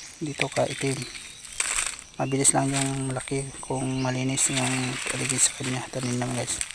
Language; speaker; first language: Filipino; non-native, local second language; Cebuano